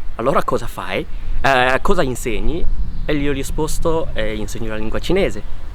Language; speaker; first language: Italian; non-native, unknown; Chinese